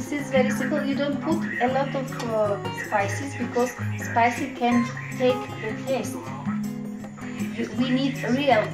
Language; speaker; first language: English; non-native, learner; Russian